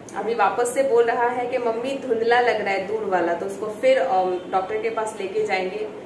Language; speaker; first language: Hindi; non-native, local second language; Bangla